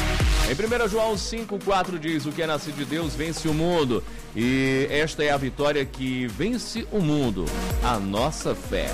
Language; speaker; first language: Portuguese; native; Portuguese